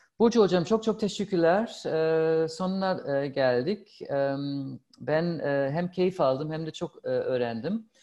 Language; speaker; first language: Turkish; non-native, fluent; German